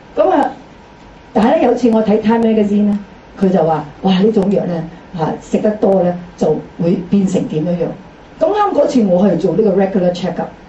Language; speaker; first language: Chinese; non-native, local second language; Cantonese